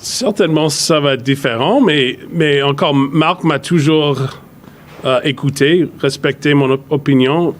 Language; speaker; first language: French; non-native, fluent; English